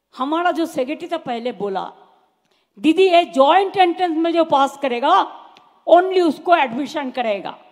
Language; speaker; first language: Hindi; non-native, local second language; Bangla